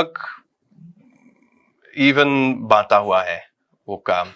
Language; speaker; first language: Hindi; non-native, fluent; Dutch